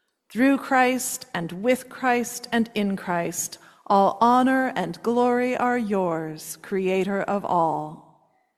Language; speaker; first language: English; native; English